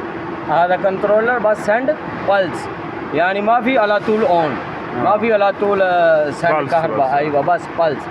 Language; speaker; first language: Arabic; non-native, learner; Hindi